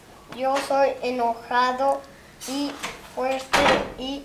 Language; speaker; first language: Spanish; non-native, learner; English